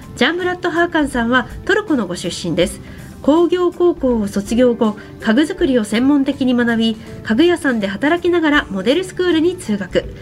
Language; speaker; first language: Japanese; native; Japanese